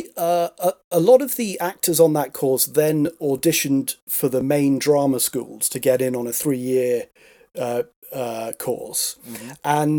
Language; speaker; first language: English; native; English